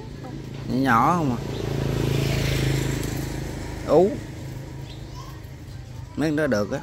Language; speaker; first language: Vietnamese; native; Vietnamese